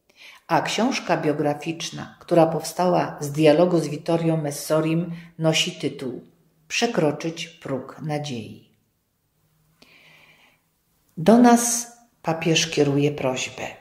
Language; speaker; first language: Polish; native; Polish